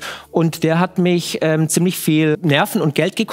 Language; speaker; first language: German; native; German